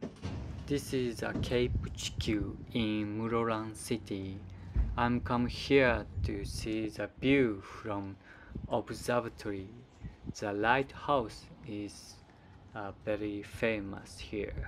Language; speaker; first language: English; non-native, learner; Japanese